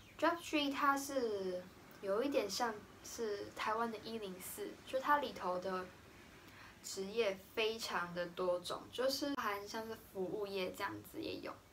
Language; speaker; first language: Chinese; native; Chinese